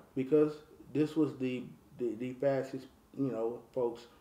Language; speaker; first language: English; native; English